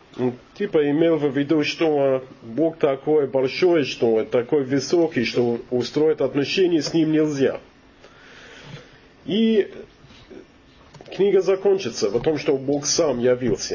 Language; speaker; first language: Russian; non-native, learner; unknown